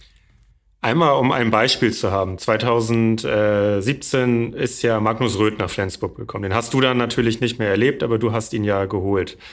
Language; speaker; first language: German; native; German